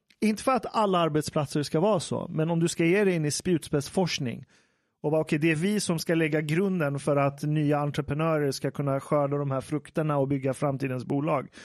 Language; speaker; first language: Swedish; early bilingual, other home language; Persian